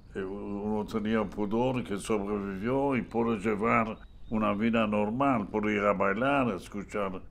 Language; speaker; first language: Spanish; non-native, fluent; Polish